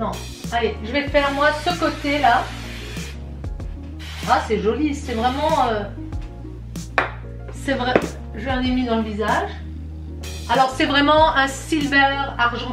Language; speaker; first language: French; native; French